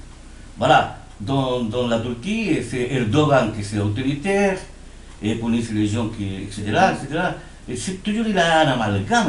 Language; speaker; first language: French; non-native, fluent; Spanish